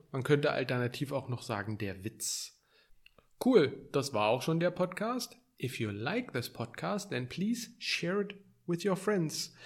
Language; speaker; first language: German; native; German